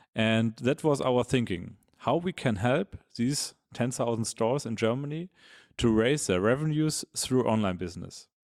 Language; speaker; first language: English; non-native, fluent; German